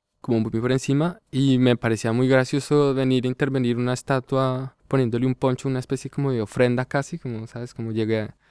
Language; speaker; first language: Spanish; native; Spanish